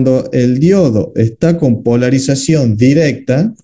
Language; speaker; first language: Spanish; native; Spanish